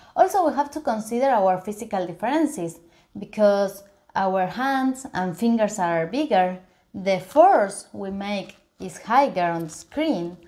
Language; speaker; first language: English; non-native, fluent; Spanish